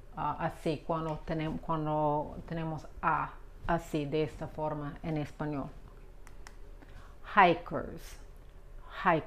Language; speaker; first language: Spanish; non-native, fluent; English